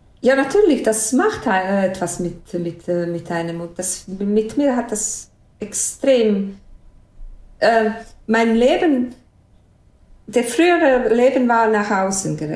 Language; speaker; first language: German; non-native, fluent; Bosnian